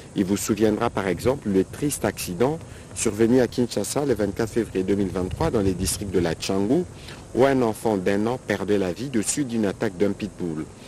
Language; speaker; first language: French; non-native, local second language; Lingala